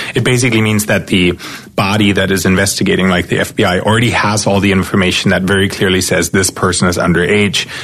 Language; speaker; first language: English; non-native, fluent; German